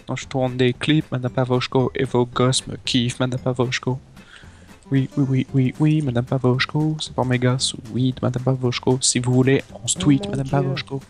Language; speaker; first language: French; non-native, learner; English